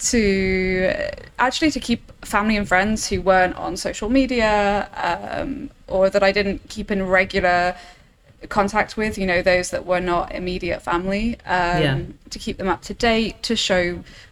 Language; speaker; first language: English; native; English